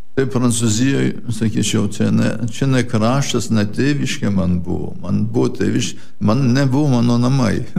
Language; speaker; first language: Lithuanian; early bilingual, heritage; Lithuanian